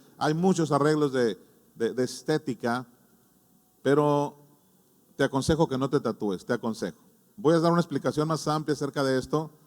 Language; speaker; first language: Spanish; native; Spanish